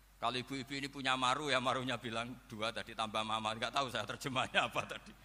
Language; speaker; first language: Indonesian; non-native, local second language; Javanese